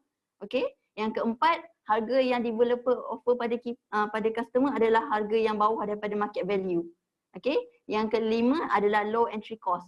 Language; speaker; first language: Malay; native; Malay